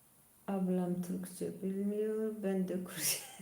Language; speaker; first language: Turkish; non-native, local second language; Kurdish